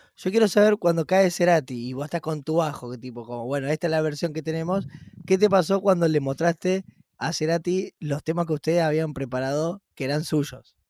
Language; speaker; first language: Spanish; native; Spanish